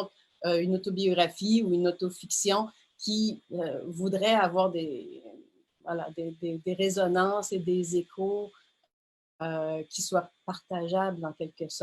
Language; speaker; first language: French; native; French